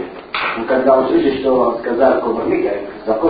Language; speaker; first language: Russian; non-native, learner; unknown